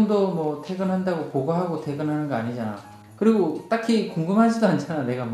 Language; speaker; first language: Korean; native; Korean